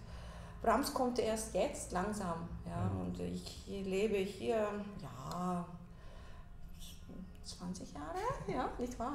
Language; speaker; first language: German; non-native, fluent; Korean